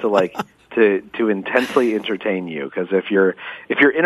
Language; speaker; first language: English; native; English